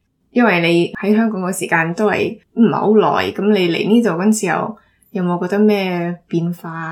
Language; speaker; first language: Cantonese; early bilingual, heritage; Cantonese